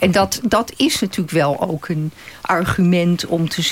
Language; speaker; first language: Dutch; native; Dutch